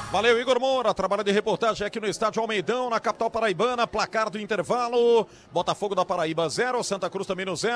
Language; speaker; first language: Portuguese; native; Portuguese